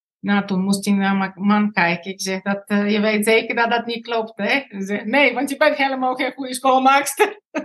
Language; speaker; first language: Dutch; non-native, fluent; Bulgarian